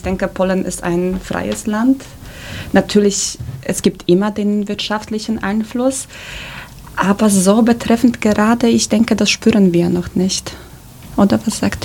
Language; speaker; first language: German; early bilingual, other home language; Polish